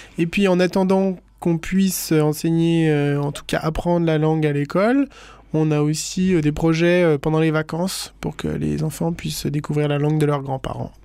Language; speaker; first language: French; native; French